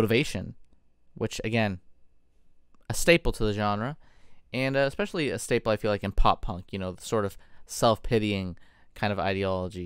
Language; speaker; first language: English; native; English